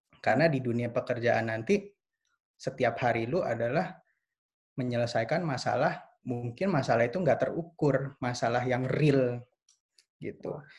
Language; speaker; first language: Indonesian; native; Indonesian